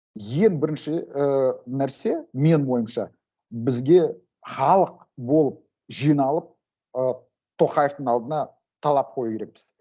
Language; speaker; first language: Kazakh; non-native, local second language; Russian